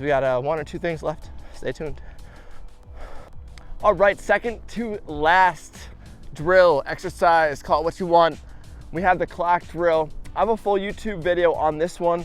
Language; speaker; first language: English; native; English